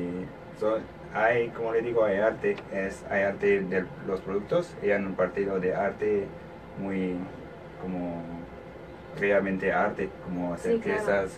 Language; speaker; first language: Spanish; non-native, learner; French